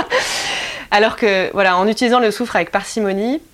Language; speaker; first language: French; native; French